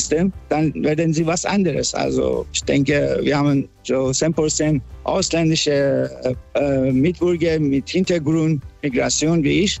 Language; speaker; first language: German; non-native, fluent; Persian